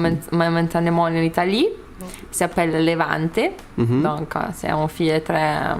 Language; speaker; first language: French; non-native, learner; Lithuanian